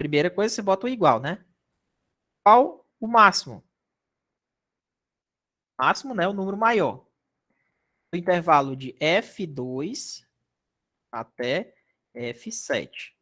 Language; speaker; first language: Portuguese; native; Portuguese